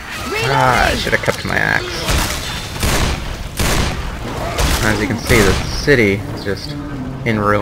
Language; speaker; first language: English; native; English